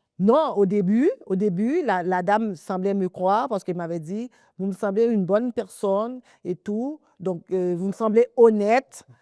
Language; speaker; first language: French; early bilingual, other home language; Haitian Creole